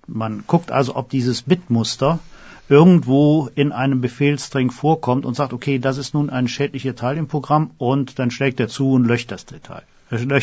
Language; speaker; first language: German; native; German